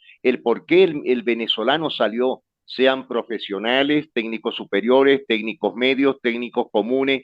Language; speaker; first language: Spanish; native; Spanish